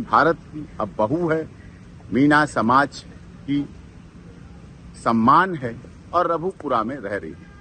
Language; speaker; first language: Hindi; native; Hindi